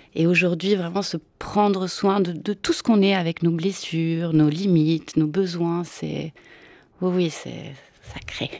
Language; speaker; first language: French; non-native, fluent; Italian